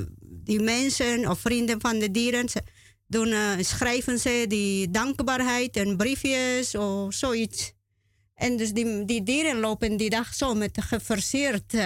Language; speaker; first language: Dutch; non-native, learner; Spanish